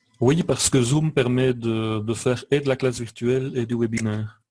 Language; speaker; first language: French; native; French